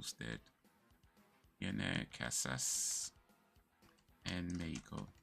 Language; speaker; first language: Spanish; non-native, learner; English